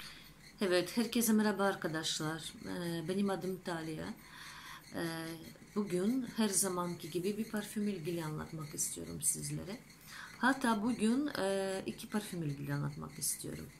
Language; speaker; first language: Turkish; non-native, fluent; Russian